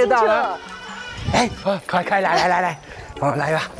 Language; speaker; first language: Chinese; non-native, fluent; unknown